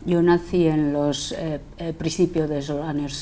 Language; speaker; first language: Spanish; non-native, fluent; Chinese